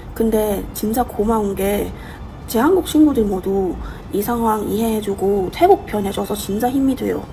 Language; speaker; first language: Korean; non-native, fluent; Thai